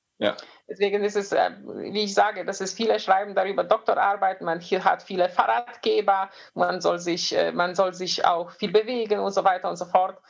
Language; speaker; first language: German; non-native, fluent; Polish